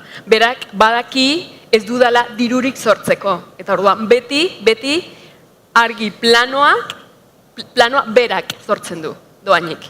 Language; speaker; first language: Basque; non-native, fluent; Spanish